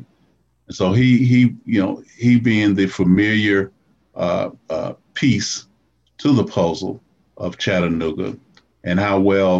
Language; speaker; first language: English; native; English